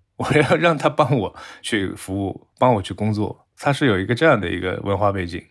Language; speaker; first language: Chinese; non-native, fluent; Japanese